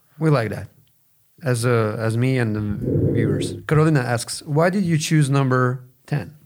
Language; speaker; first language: English; non-native, fluent; Lithuanian